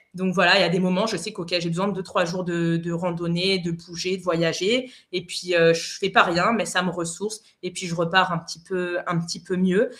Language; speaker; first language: French; non-native, fluent; Spanish